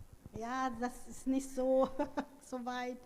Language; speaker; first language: German; non-native, learner; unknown